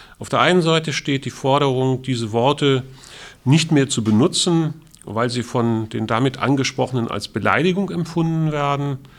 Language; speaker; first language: German; native; German